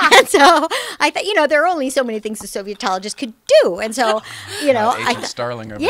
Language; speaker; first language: English; native; English